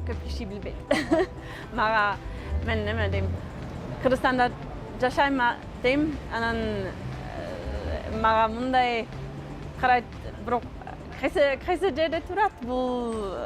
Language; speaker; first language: Kyrgyz; non-native, learner; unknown